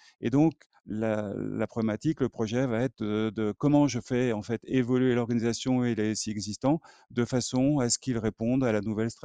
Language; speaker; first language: French; native; French